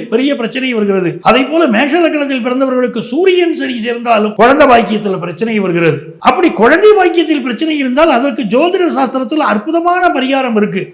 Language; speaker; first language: Tamil; native; Tamil